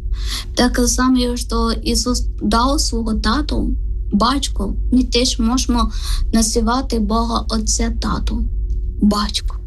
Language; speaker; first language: Ukrainian; non-native, learner; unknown